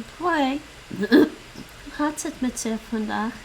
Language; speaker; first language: Dutch; non-native, learner; English